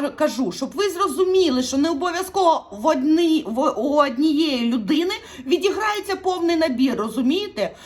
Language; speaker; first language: Ukrainian; non-native, local second language; Russian